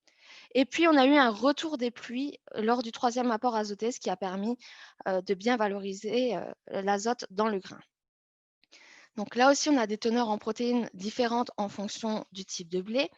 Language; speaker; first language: French; native; French